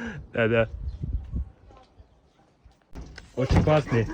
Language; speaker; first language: Russian; non-native, learner; English